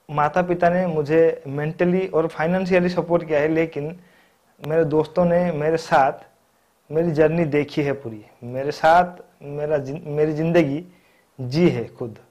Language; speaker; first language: Hindi; non-native, local second language; Odia